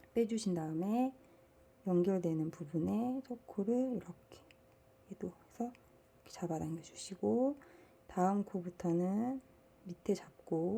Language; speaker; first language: Korean; native; Korean